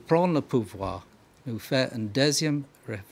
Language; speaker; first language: French; non-native, learner; English